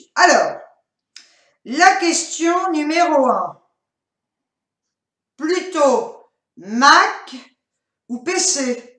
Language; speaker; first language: French; native; French